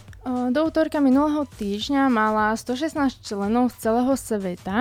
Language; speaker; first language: Slovak; native; Slovak